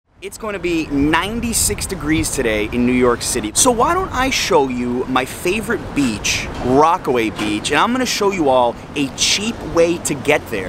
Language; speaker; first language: English; native; English